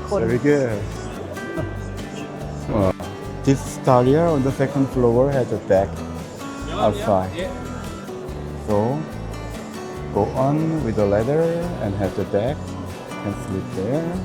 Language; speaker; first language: English; non-native, learner; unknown